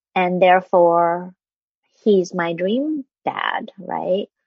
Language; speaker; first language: English; non-native, fluent; Vietnamese